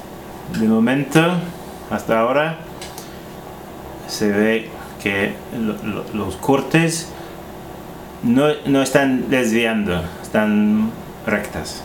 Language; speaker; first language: Spanish; non-native, fluent; English